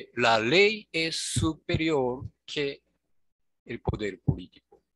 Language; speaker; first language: Spanish; non-native, fluent; Japanese